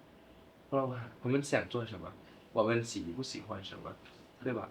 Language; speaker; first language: Chinese; non-native, fluent; Thai